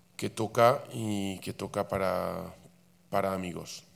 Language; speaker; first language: Spanish; non-native, fluent; Basque